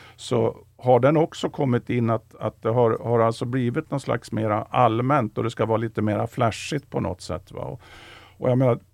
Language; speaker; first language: Swedish; native; Swedish